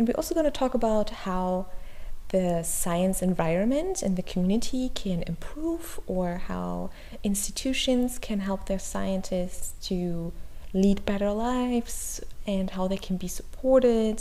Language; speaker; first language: English; non-native, fluent; German